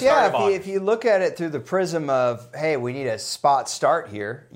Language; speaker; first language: English; native; English